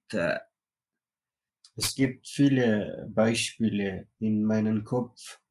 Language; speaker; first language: German; non-native, learner; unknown